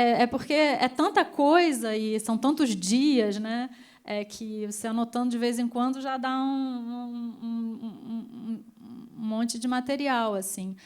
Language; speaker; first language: Portuguese; early bilingual, other home language; Spanish